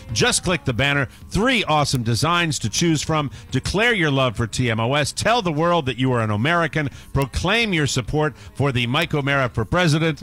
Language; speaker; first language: English; native; English